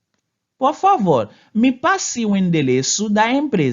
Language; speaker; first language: Portuguese; non-native, fluent; Haitian Creole